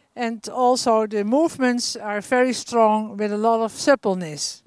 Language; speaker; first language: English; non-native, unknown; Dutch